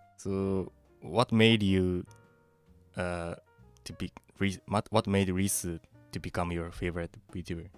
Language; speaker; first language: English; non-native, fluent; Japanese